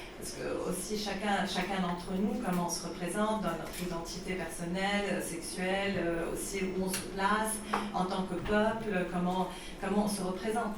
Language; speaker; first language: French; non-native, local second language; Arabic